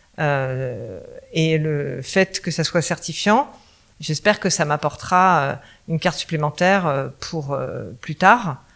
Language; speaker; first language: French; native; French